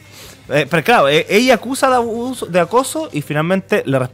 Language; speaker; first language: Spanish; native; Spanish